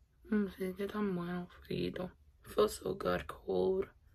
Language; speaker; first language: Spanish; early bilingual, heritage; Spanish